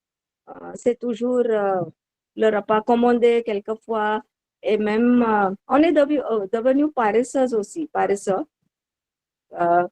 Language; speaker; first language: French; non-native, learner; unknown